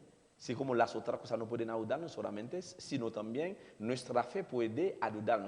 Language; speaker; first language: Spanish; non-native, learner; Haitian Creole